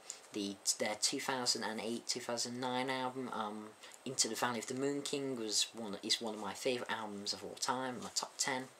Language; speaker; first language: English; native; English